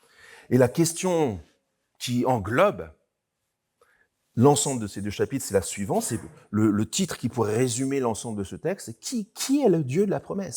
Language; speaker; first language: French; native; French